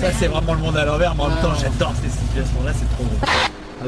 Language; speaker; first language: French; native; French